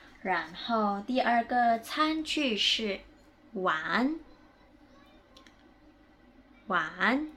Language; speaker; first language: Chinese; non-native, fluent; Indonesian